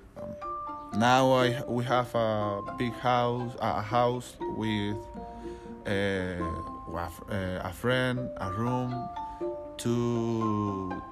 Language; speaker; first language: English; non-native, learner; Spanish